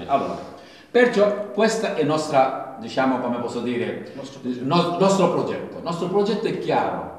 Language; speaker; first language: Italian; non-native, learner; Bangla